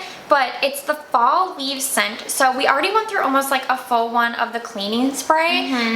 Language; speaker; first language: English; native; English